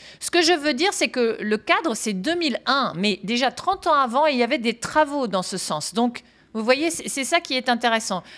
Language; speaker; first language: French; native; French